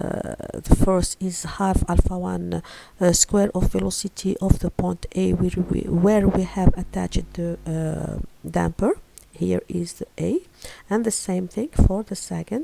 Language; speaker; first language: English; non-native, fluent; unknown